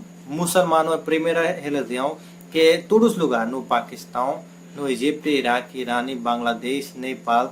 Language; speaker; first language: Portuguese; non-native, learner; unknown